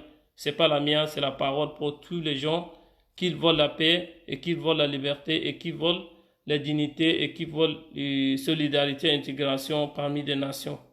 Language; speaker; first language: French; non-native, fluent; Arabic